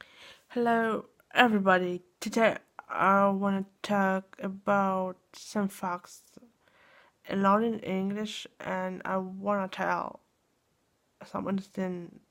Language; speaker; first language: English; non-native, learner; Russian